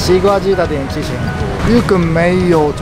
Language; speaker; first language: Chinese; non-native, fluent; Japanese